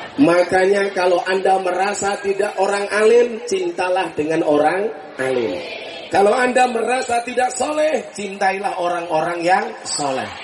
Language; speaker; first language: Indonesian; non-native, local second language; Javanese